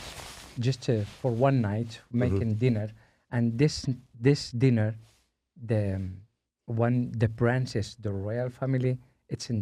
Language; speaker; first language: English; non-native, learner; Spanish